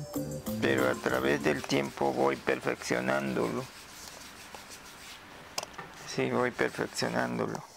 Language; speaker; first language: Spanish; non-native, local second language; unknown